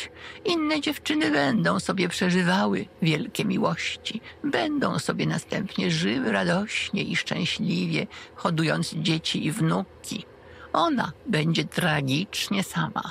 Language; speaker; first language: Polish; native; Polish